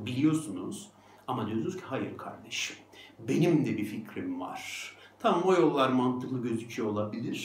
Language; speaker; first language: Turkish; native; Turkish